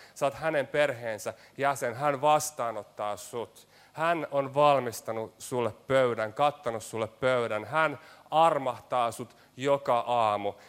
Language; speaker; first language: Finnish; native; Finnish